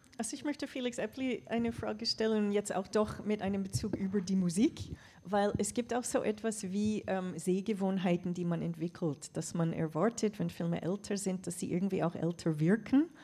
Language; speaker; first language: German; non-native, fluent; English